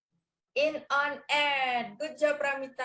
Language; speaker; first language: English; non-native, learner; Indonesian